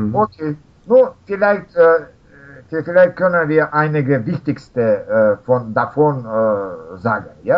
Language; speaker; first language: German; non-native, learner; Russian